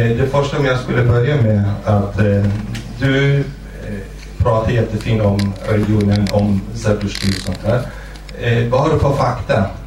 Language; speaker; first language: Swedish; non-native, fluent; Kurdish